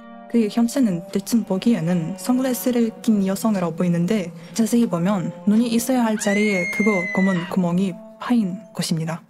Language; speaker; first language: Korean; non-native, fluent; Kazakh